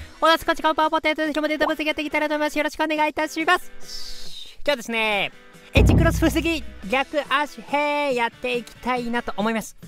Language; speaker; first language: Japanese; native; Japanese